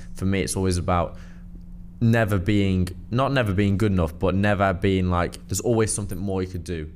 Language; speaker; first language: English; native; English